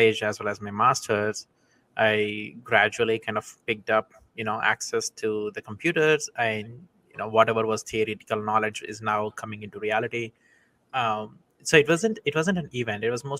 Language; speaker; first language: English; non-native, local second language; Telugu